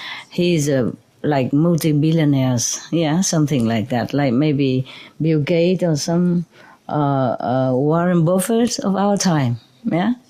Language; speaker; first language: English; non-native, fluent; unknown